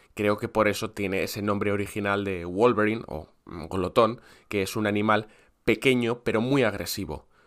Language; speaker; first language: Spanish; native; Spanish